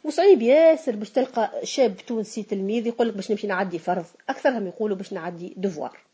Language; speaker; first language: Arabic; native; Arabic